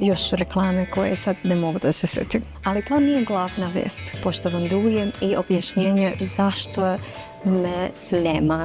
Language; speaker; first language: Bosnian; non-native, fluent; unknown